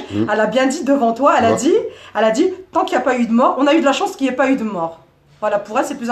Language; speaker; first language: French; native; French